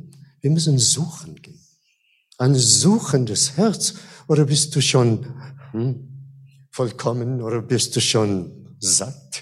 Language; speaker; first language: German; non-native, fluent; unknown